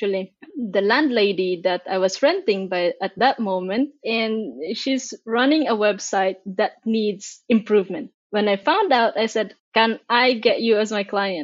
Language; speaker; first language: English; non-native, local second language; Filipino